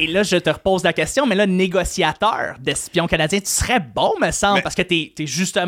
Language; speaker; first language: French; native; French